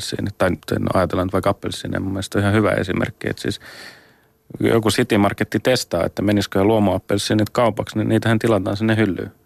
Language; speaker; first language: Finnish; native; Finnish